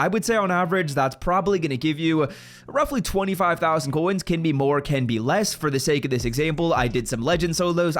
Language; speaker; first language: English; native; English